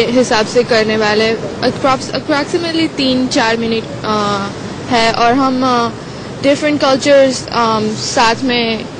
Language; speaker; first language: Hindi; non-native, local second language; Gujarati